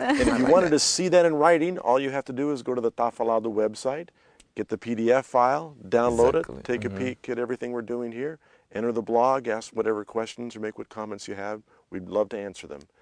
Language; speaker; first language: English; native; English